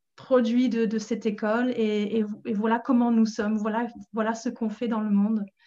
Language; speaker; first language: French; non-native, fluent; English